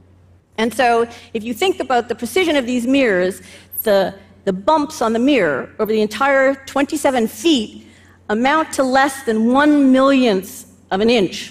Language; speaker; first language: English; native; English